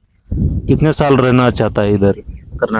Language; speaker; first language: Hindi; non-native, local second language; Kannada